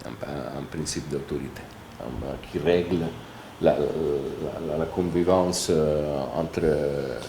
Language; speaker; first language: French; non-native, fluent; Italian